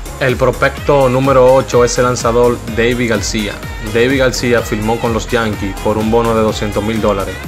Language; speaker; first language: Spanish; native; Spanish